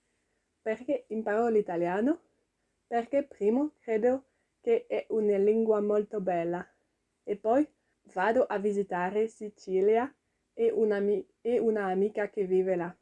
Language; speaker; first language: Italian; non-native, learner; French